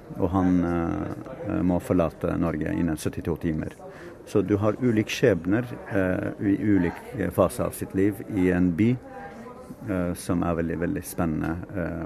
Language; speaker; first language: Norwegian; non-native, fluent; Kurdish